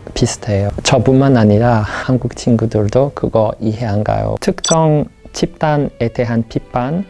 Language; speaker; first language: Korean; non-native, fluent; English